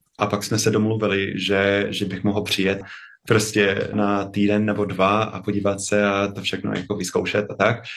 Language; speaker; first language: Czech; non-native, fluent; English